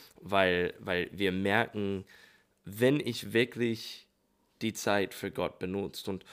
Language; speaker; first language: German; non-native, learner; English